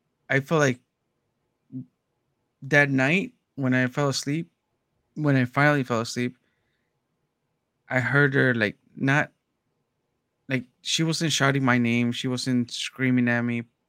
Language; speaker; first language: English; early bilingual, other home language; Spanish